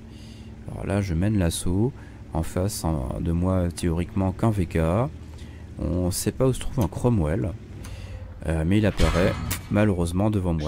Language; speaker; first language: French; native; French